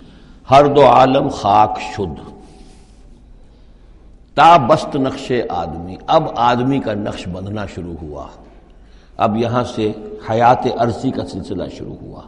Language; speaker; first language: Urdu; native; Urdu